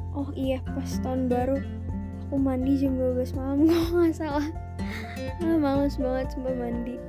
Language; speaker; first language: Indonesian; early bilingual, heritage; Indonesian